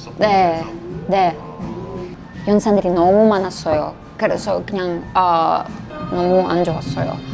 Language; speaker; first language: Korean; non-native, learner; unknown